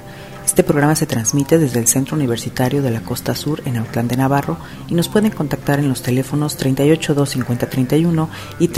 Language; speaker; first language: Spanish; native; Spanish